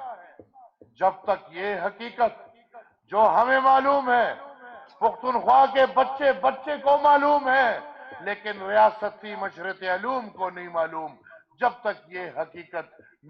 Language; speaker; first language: Urdu; non-native, local second language; Pashto